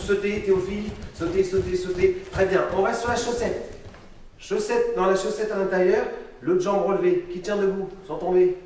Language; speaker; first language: French; native; French